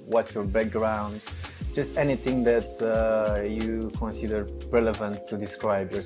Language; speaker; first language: English; non-native, fluent; Romanian